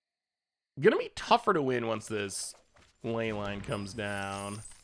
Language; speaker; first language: English; native; English